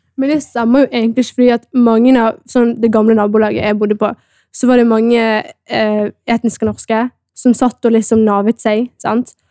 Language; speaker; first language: Norwegian; early bilingual, other home language; Amharic